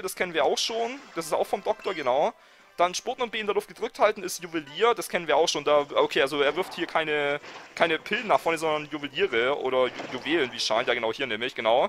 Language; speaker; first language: German; native; German